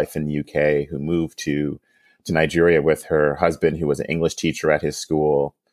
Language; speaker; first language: English; early bilingual, other home language; Yoruba